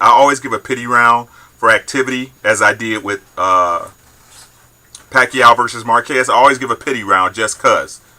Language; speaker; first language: English; native; English